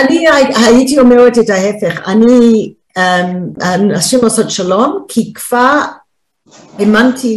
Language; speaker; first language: Hebrew; non-native, fluent; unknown